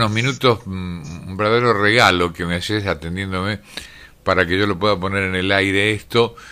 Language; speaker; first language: Spanish; native; Spanish